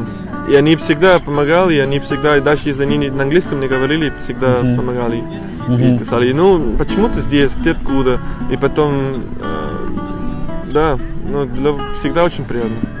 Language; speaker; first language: Russian; non-native, learner; Spanish